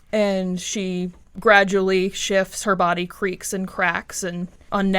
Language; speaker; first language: English; native; English